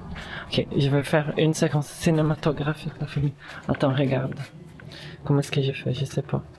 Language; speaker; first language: French; non-native, fluent; Portuguese